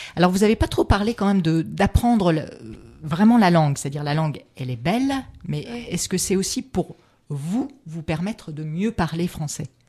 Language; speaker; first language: French; native; French